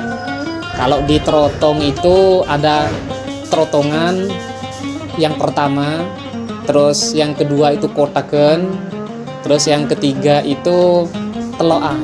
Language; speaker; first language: Indonesian; non-native, local second language; Madurese